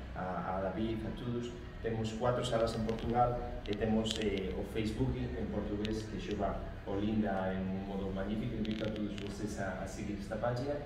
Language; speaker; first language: Portuguese; non-native, fluent; Spanish